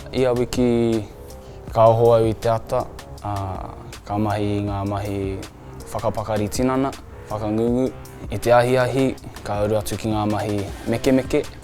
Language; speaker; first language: Māori; native; Māori